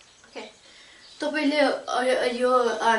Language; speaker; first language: Nepali; early bilingual, heritage; Nepali